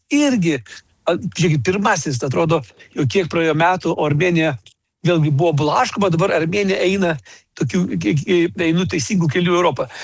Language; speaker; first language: Lithuanian; native; Lithuanian